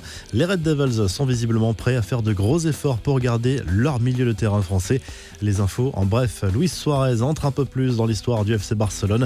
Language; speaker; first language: French; native; French